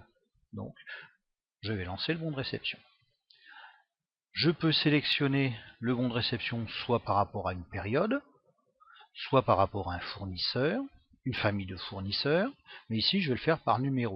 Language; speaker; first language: French; native; French